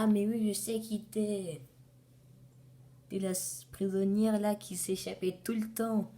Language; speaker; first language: French; native; French